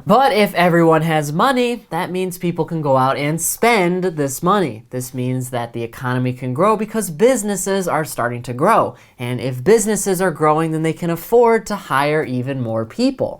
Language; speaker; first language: English; native; English